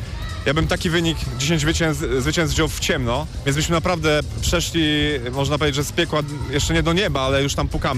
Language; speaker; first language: Polish; native; Polish